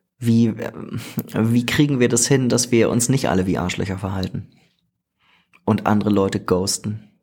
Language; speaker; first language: German; native; German